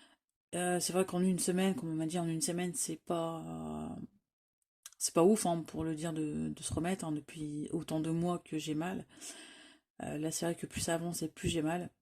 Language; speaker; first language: French; native; French